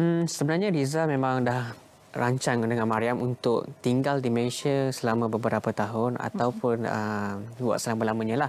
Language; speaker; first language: Malay; native; Malay